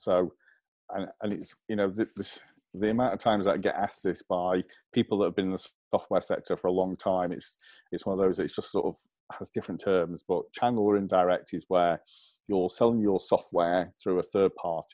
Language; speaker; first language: English; native; English